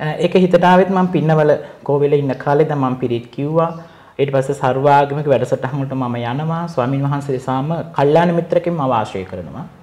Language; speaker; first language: Sinhala; non-native, local second language; Tamil